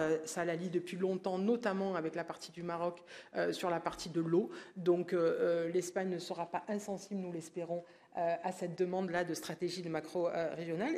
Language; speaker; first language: French; native; French